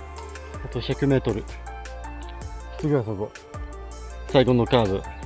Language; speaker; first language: Japanese; native; Japanese